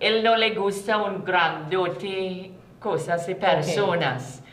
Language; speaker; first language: Spanish; non-native, learner; English